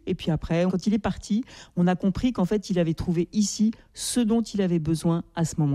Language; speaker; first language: French; native; French